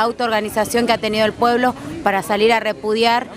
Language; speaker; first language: Spanish; native; Spanish